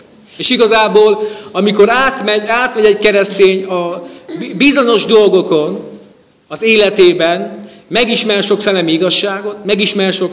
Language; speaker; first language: Hungarian; native; Hungarian